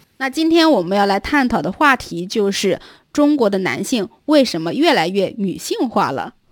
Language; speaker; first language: Chinese; native; Chinese